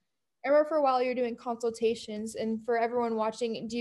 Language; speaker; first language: English; native; English